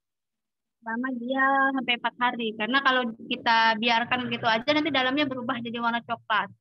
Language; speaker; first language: Indonesian; native; Indonesian